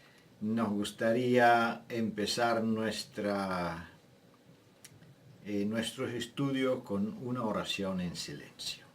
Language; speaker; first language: Spanish; non-native, fluent; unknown